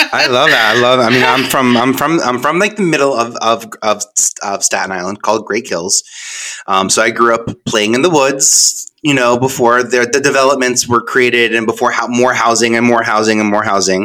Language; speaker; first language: English; native; English